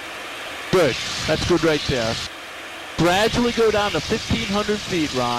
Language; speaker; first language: English; native; English